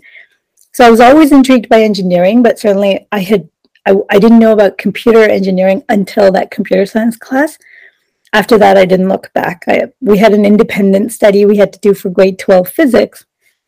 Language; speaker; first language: English; non-native, local second language; Sinhala